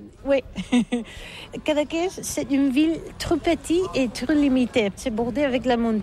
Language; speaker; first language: French; non-native, learner; Catalan